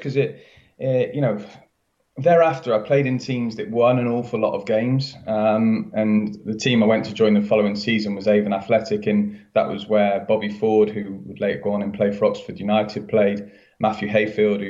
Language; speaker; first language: English; native; English